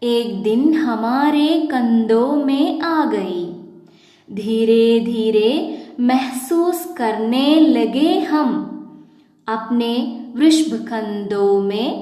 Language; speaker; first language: Hindi; non-native, local second language; Malayalam